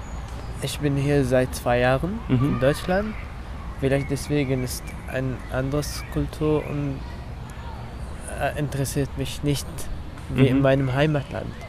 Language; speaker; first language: German; non-native, learner; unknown